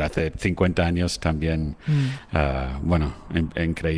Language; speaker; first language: Spanish; non-native, fluent; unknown